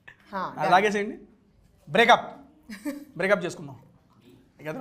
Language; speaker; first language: Telugu; native; Telugu